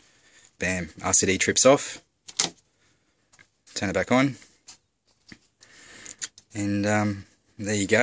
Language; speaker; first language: English; native; English